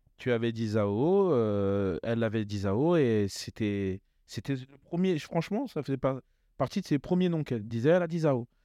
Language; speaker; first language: French; native; French